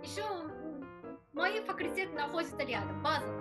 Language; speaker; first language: Russian; non-native, learner; Japanese